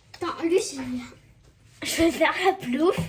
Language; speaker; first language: French; native; French